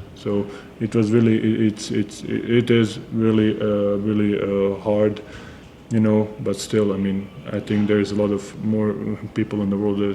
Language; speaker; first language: English; non-native, fluent; Serbian